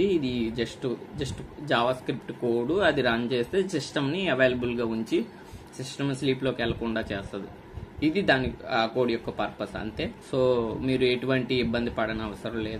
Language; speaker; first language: Telugu; native; Telugu